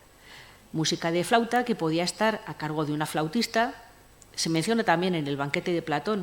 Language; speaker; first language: Spanish; native; Spanish